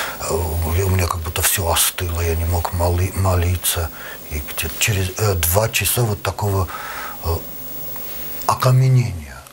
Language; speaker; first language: Russian; non-native, local second language; Armenian